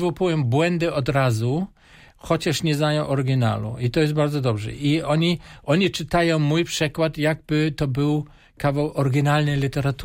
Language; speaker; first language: Polish; non-native, fluent; German